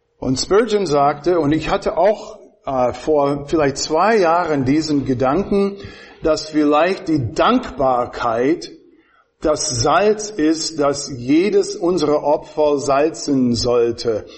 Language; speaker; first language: German; non-native, fluent; English